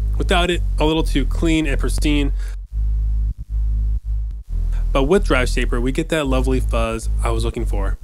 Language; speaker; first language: English; native; English